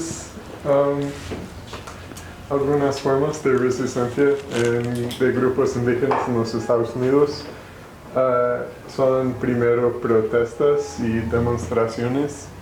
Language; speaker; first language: Spanish; non-native, learner; English